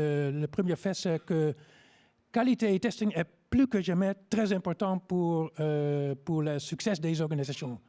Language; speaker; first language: French; non-native, learner; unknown